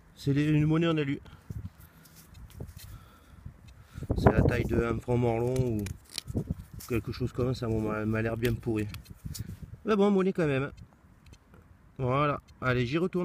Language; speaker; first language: French; native; French